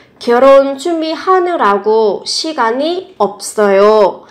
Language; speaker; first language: Korean; non-native, fluent; Vietnamese